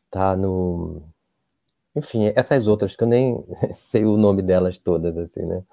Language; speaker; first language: Portuguese; native; Portuguese